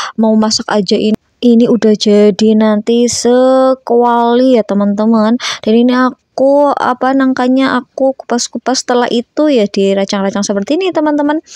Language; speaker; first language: Indonesian; native; Indonesian